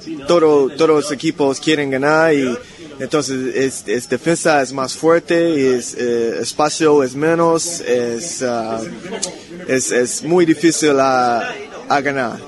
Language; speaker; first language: Spanish; non-native, learner; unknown